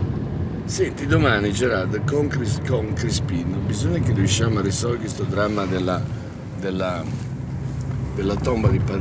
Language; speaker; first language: Italian; native; Italian